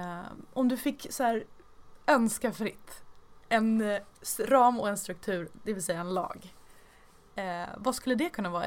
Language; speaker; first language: Swedish; native; Swedish